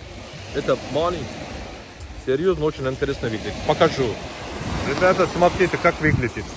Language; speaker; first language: Russian; non-native, learner; Turkish